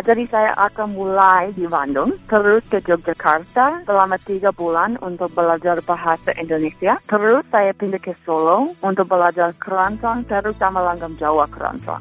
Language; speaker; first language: Indonesian; non-native, fluent; English